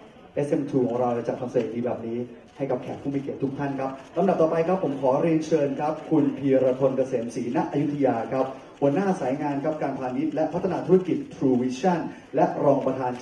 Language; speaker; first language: Thai; native; Thai